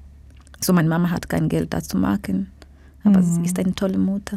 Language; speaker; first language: German; non-native, fluent; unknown